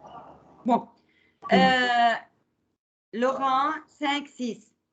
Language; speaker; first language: French; non-native, fluent; Arabic